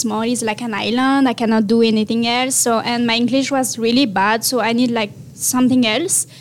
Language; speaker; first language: English; non-native, learner; French